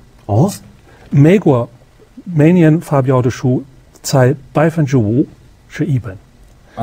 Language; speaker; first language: Chinese; non-native, fluent; German